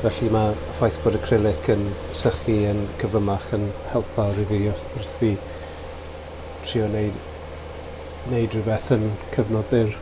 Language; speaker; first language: Welsh; non-native, local second language; English